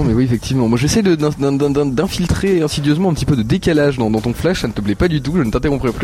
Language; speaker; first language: French; native; French